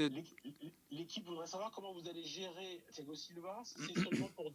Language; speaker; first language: French; native; French